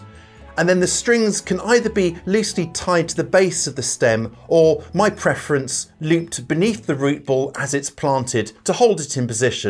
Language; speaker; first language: English; native; English